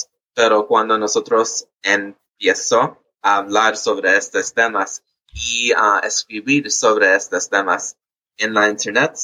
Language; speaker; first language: Spanish; early bilingual, heritage; English